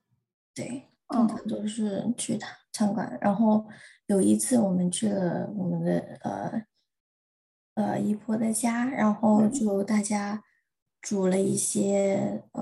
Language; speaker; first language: Chinese; early bilingual, heritage; Chinese